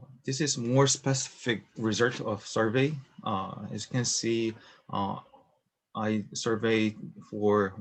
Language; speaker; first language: English; non-native, learner; Korean